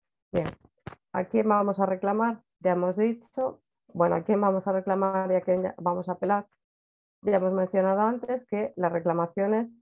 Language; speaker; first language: Spanish; native; Spanish